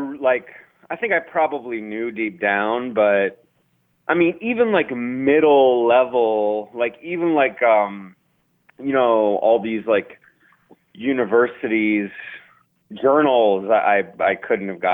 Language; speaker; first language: English; native; English